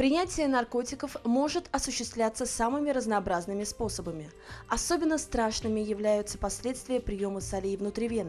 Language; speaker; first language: Russian; native; Russian